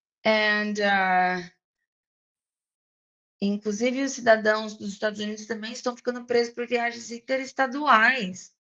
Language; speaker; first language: Portuguese; non-native, fluent; English